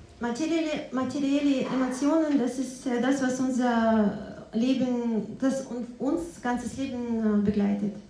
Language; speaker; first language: German; non-native, fluent; Russian